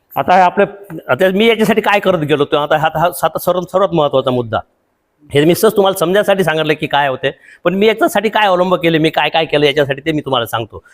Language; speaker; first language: Marathi; native; Marathi